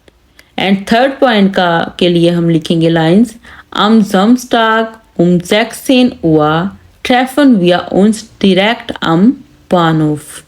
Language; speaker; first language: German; non-native, learner; Urdu